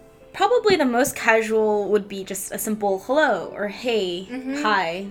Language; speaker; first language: English; early bilingual, other home language; Chinese